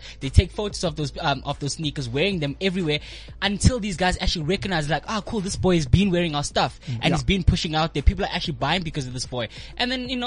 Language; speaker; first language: English; non-native, local second language; Xhosa